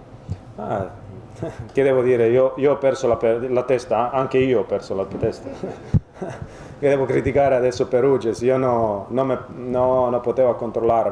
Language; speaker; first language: Italian; non-native, fluent; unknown